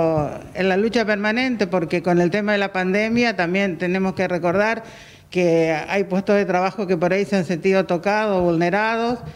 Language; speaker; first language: Spanish; native; Spanish